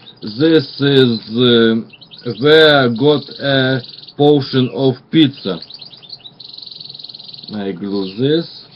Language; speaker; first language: English; non-native, learner; Russian